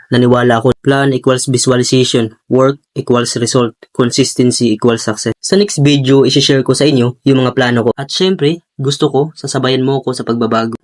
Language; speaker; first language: Filipino; non-native, local second language; Cebuano